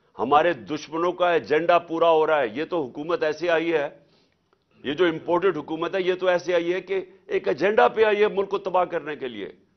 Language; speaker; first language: Urdu; native; Urdu